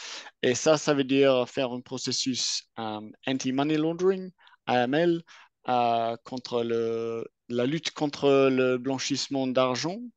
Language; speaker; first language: French; non-native, fluent; English